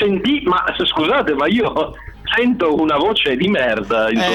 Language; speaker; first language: Italian; native; Italian